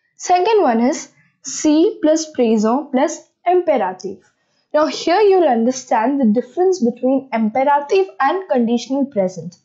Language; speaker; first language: English; non-native, local second language; Hindi